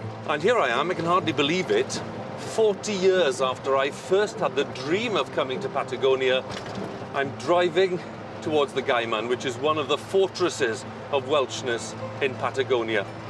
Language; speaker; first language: English; non-native, local second language; Welsh